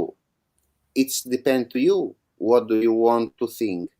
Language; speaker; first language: English; non-native, learner; Italian